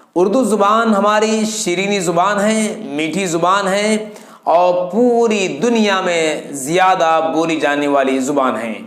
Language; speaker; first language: Urdu; native; Urdu